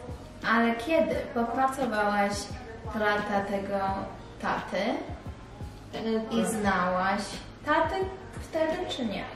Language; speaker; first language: Polish; early bilingual, heritage; English